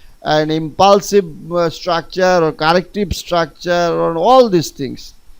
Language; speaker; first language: English; non-native, local second language; Bangla